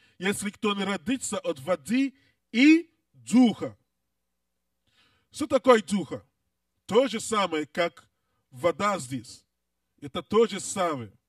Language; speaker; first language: Russian; non-native, learner; English